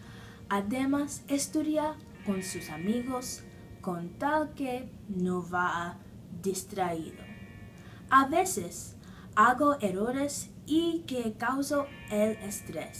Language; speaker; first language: Spanish; non-native, learner; English